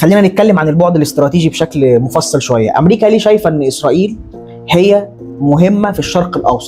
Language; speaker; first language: Arabic; native; Arabic